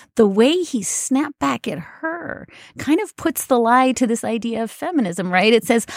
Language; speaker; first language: English; native; English